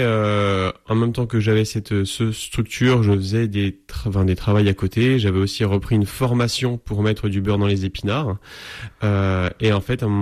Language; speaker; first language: French; native; French